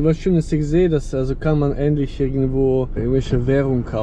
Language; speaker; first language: German; non-native, fluent; Ukrainian